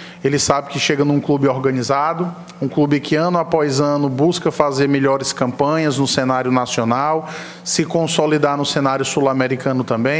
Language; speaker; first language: Portuguese; native; Portuguese